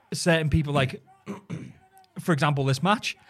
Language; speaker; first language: English; native; English